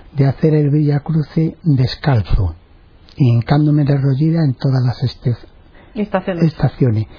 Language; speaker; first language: Spanish; native; Spanish